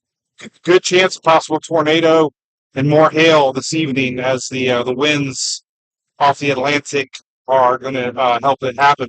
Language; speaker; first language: English; native; English